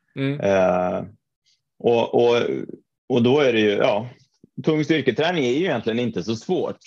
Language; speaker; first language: Swedish; non-native, fluent; Norwegian